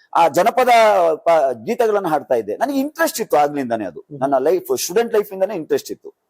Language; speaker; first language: Kannada; non-native, local second language; Urdu